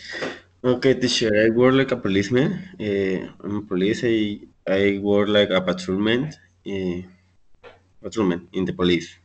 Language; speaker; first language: English; non-native, learner; Spanish